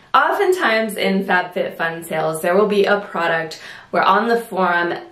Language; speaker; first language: English; native; English